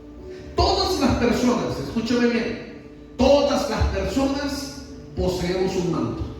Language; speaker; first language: Spanish; native; Spanish